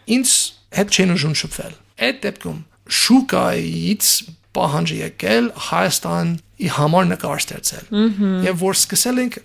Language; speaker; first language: Armenian; non-native, fluent; English